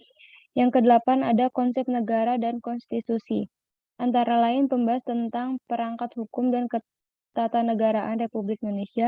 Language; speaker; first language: Indonesian; native; Indonesian